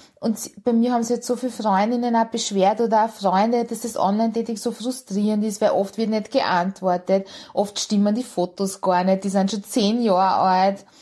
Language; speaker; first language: German; early bilingual, other home language; Hungarian